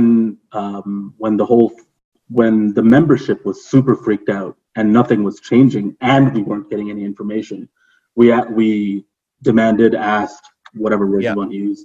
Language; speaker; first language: English; native; English